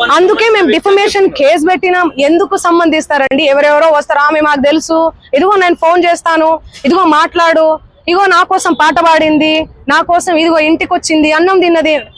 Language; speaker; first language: Telugu; non-native, local second language; Lambadi